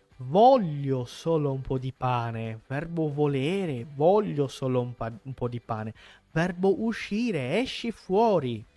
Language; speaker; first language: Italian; non-native, fluent; Portuguese